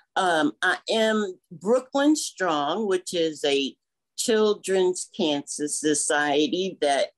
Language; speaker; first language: English; native; English